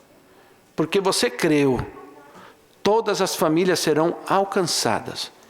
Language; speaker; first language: Portuguese; native; Portuguese